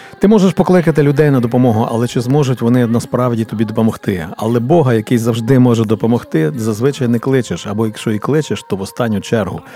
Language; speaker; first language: Ukrainian; native; Ukrainian